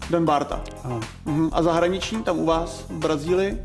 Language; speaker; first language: Czech; native; Czech